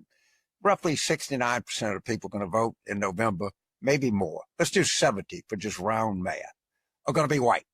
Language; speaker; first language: English; native; English